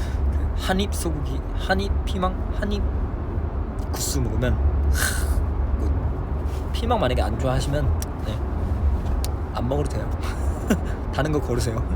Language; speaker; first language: Korean; non-native, fluent; Chinese